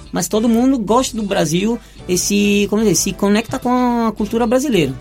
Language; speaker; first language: Portuguese; non-native, fluent; Italian